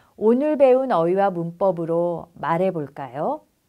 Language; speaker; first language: Korean; native; Korean